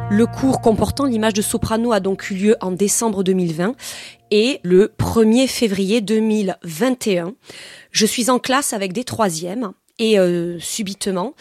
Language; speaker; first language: French; native; French